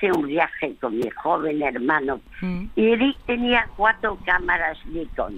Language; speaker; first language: Spanish; early bilingual, other home language; French